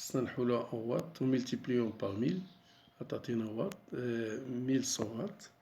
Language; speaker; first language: French; non-native, local second language; Arabic